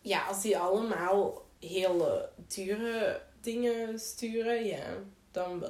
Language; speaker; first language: Dutch; native; Dutch